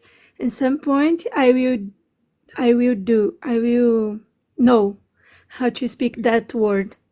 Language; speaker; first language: English; non-native, learner; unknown